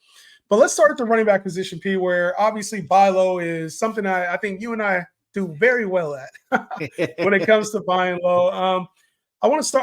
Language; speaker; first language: English; native; English